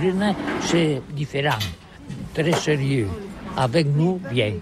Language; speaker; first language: French; non-native, learner; Catalan